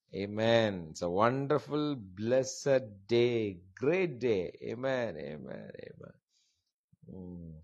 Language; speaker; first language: English; non-native, local second language; Tamil